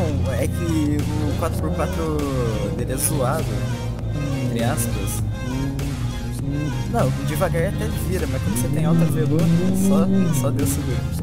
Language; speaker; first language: Portuguese; native; Portuguese